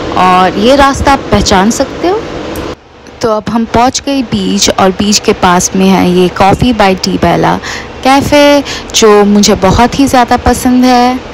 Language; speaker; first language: Hindi; non-native, local second language; Bangla